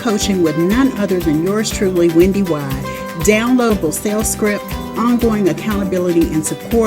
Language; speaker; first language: English; native; English